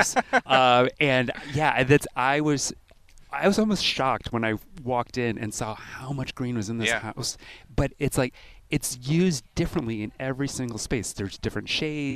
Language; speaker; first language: English; native; English